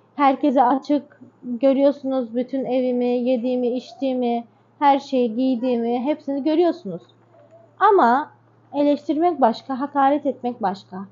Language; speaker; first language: Turkish; native; Turkish